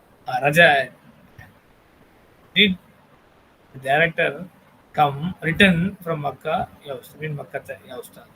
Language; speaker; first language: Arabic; non-native, fluent; Tamil